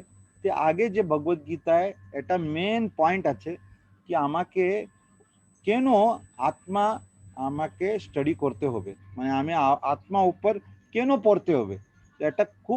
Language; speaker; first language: Bangla; non-native, learner; Hindi